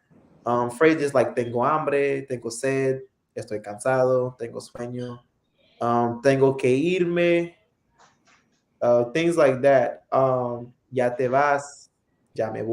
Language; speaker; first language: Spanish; non-native, fluent; English